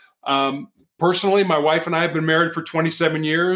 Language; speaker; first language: English; native; English